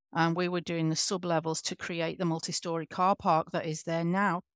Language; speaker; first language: English; native; English